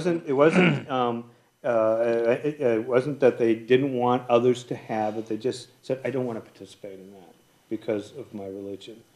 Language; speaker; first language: English; native; English